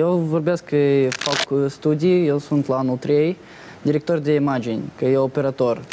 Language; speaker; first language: Romanian; non-native, local second language; Russian